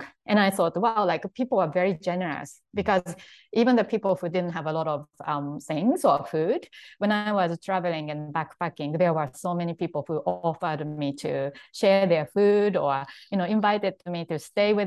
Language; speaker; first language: English; non-native, fluent; Japanese